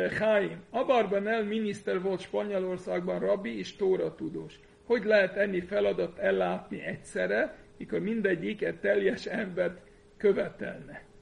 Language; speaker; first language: Hungarian; non-native, fluent; English